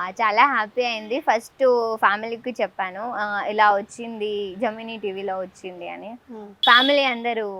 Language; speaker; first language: Telugu; non-native, learner; Kannada